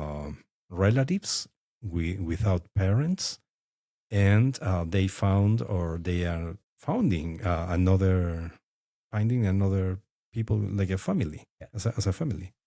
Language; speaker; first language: English; non-native, fluent; Spanish